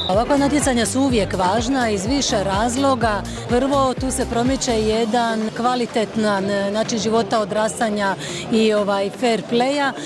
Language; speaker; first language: Croatian; native; Croatian